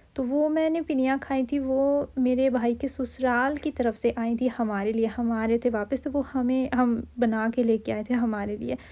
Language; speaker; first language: Urdu; native; Urdu